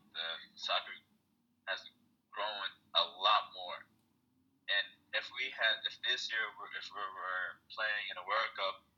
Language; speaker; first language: English; non-native, fluent; Amharic